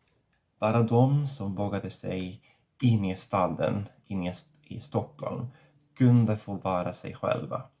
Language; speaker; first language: Swedish; non-native, fluent; Catalan